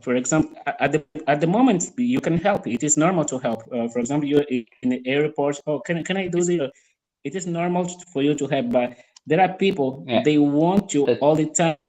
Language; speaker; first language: English; non-native, fluent; Portuguese